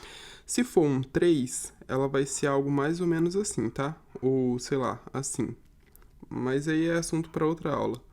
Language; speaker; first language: Portuguese; native; Portuguese